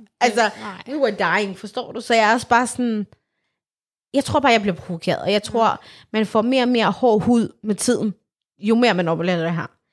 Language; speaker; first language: Danish; early bilingual, other home language; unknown